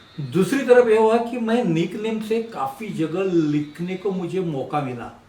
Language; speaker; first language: Hindi; non-native, local second language; Marathi